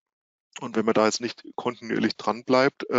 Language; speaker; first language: German; native; German